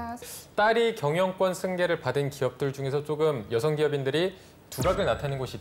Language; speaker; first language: Korean; native; Korean